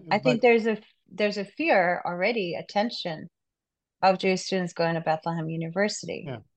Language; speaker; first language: English; non-native, local second language; Urdu